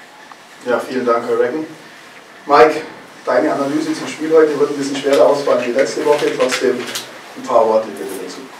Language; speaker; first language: German; native; German